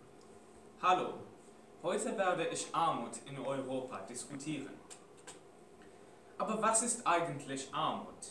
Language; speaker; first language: German; non-native, fluent; English